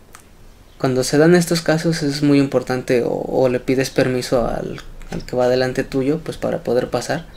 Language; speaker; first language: Spanish; native; Spanish